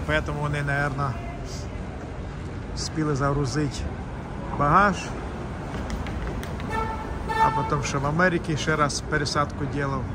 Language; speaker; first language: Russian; non-native, local second language; Ukrainian